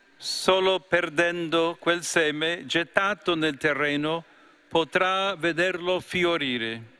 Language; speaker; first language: Italian; non-native, fluent; English